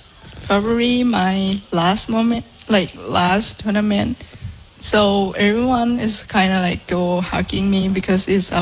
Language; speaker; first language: English; non-native, fluent; Thai